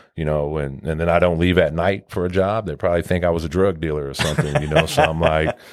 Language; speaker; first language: English; native; English